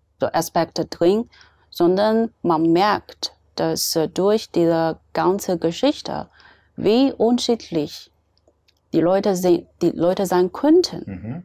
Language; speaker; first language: German; non-native, fluent; Chinese